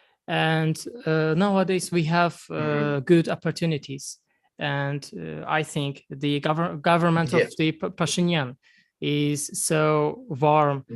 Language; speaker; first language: English; non-native, learner; Azerbaijani